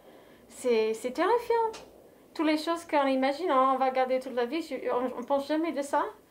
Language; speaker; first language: French; non-native, fluent; English